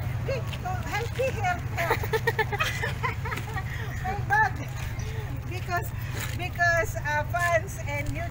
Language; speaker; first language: English; non-native, learner; Cebuano